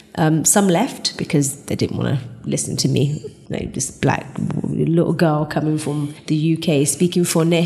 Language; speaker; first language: English; native; English